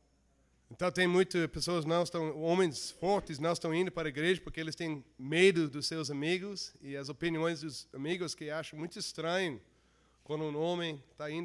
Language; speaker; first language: Portuguese; non-native, fluent; English